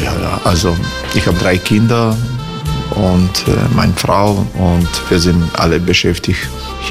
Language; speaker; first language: German; non-native, fluent; Croatian